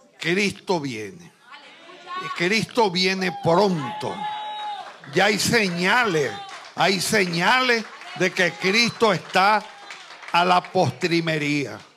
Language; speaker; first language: Spanish; native; Spanish